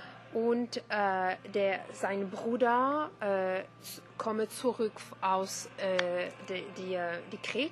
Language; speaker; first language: German; non-native, learner; French